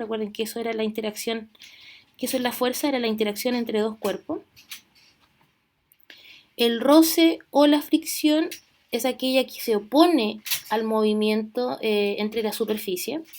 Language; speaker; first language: Spanish; native; Spanish